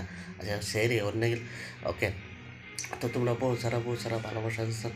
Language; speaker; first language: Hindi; non-native, local second language; Bangla